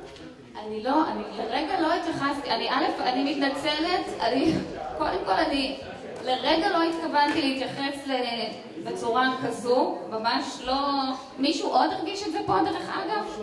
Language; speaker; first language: Hebrew; native; Hebrew